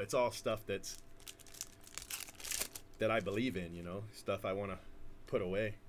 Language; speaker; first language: English; native; English